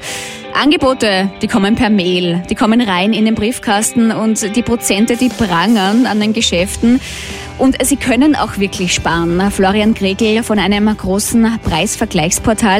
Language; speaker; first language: German; native; German